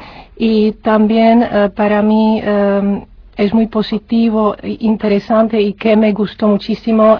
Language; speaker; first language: Spanish; non-native, fluent; Czech